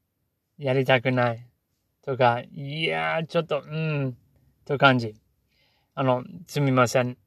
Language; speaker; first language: Japanese; non-native, learner; English